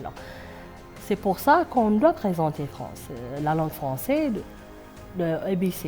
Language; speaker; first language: French; non-native, fluent; Amharic